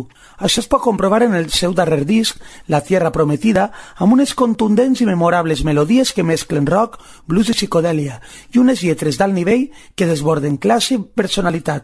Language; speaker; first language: Catalan; native; Catalan